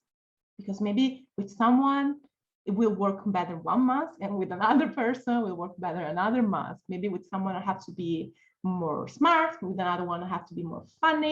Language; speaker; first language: English; non-native, fluent; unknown